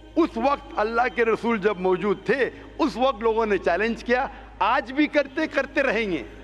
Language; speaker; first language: Hindi; non-native, local second language; Konkani